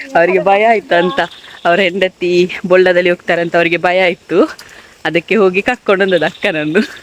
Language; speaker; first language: Kannada; non-native, local second language; Tulu